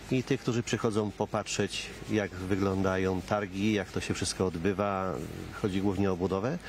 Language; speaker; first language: Polish; native; Polish